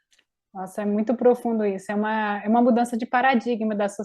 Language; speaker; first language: Portuguese; native; Portuguese